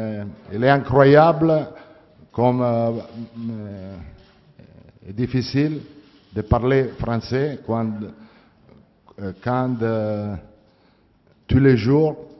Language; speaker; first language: French; non-native, learner; Italian